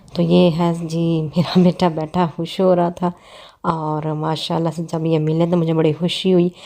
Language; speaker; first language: Urdu; non-native, local second language; Punjabi